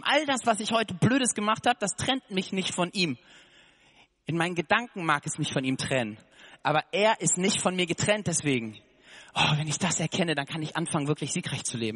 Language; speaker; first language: German; native; German